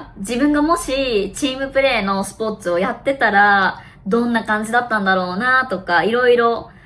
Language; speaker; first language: Japanese; native; Japanese